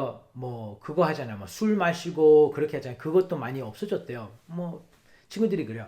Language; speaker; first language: Korean; early bilingual, heritage; English